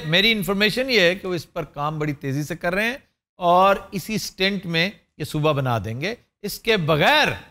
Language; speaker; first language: Urdu; native; Urdu